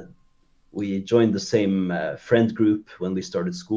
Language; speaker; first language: English; non-native, fluent; Norwegian